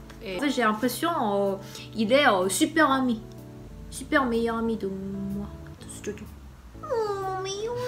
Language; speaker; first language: French; non-native, fluent; Korean